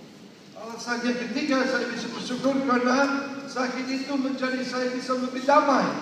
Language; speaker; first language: Indonesian; non-native, learner; English